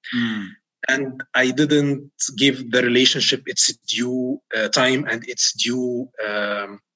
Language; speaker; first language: English; non-native, fluent; Arabic